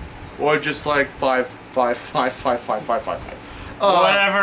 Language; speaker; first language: English; native; English